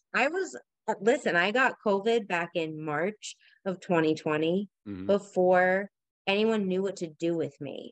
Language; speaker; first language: English; native; English